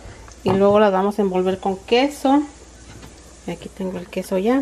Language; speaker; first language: Spanish; native; Spanish